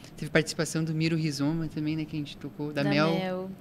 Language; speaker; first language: Portuguese; native; Portuguese